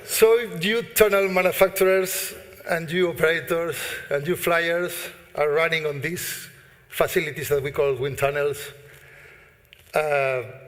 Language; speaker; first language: English; non-native, fluent; Spanish